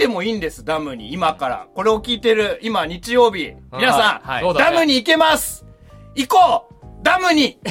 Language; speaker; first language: Japanese; native; Japanese